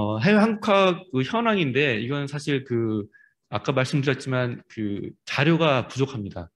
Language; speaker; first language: Korean; native; Korean